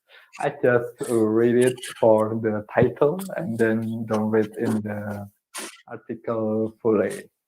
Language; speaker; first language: English; non-native, learner; Indonesian